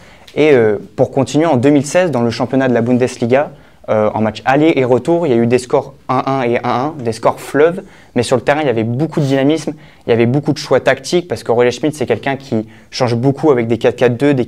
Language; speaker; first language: French; native; French